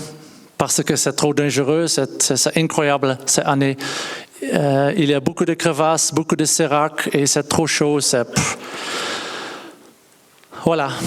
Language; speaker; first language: French; non-native, learner; Dutch